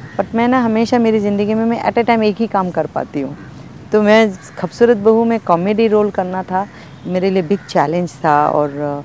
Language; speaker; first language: Hindi; non-native, local second language; Bangla